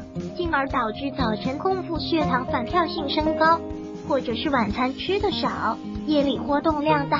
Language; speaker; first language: Chinese; native; Chinese